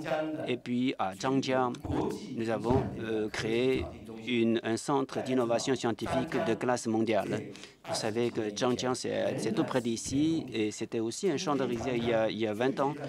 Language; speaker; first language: French; non-native, fluent; Chinese